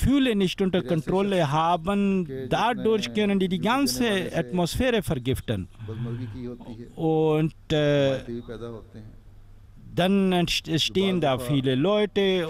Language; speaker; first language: German; non-native, fluent; Urdu